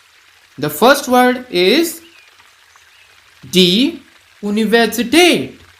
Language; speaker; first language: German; non-native, fluent; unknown